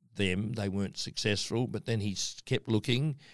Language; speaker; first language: English; native; English